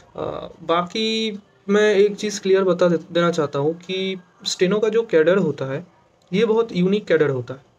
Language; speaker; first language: Hindi; non-native, local second language; Bangla